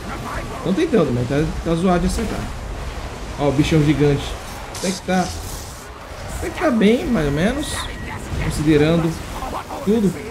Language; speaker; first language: Portuguese; native; Portuguese